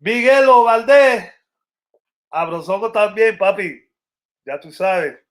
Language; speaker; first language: Spanish; early bilingual, other home language; English